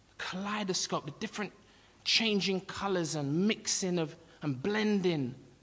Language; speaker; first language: English; native; English